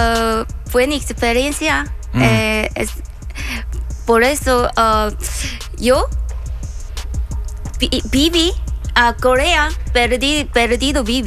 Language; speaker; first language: Spanish; non-native, learner; Korean